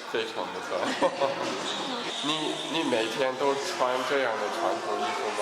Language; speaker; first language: Chinese; non-native, fluent; English